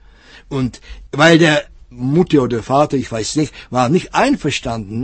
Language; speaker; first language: German; non-native, fluent; Czech